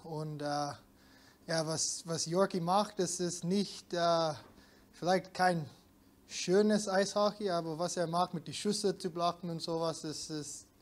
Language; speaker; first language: German; non-native, fluent; English